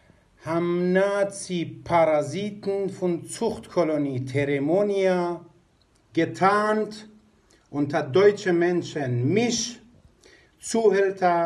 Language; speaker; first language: German; non-native, fluent; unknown